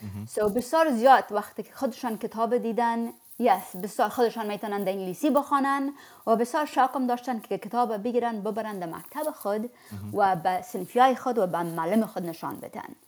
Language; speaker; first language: Persian; early bilingual, heritage; Persian